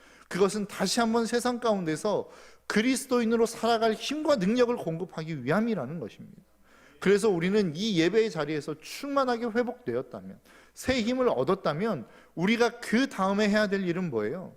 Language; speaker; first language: Korean; native; Korean